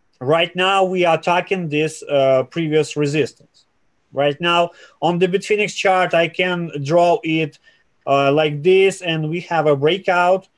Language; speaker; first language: English; non-native, fluent; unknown